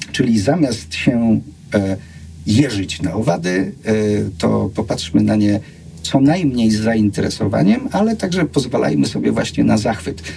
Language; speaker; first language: Polish; native; Polish